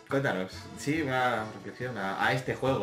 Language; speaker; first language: Spanish; native; Spanish